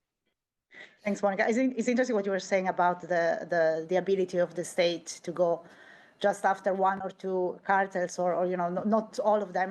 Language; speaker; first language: English; non-native, fluent; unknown